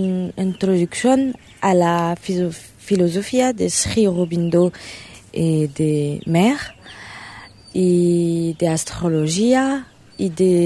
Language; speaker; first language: Spanish; non-native, learner; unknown